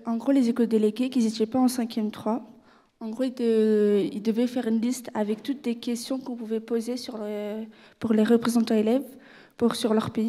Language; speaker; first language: French; native; French